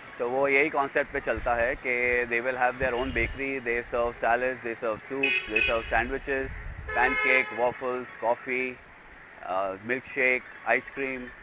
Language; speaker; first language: Hindi; native; Hindi